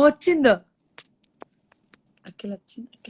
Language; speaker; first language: Telugu; non-native, learner; Gujarati